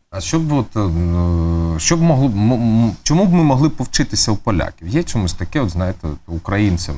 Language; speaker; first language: Ukrainian; native; Ukrainian